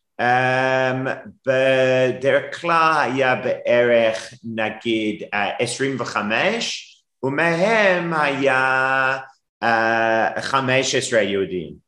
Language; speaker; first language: Hebrew; non-native, fluent; English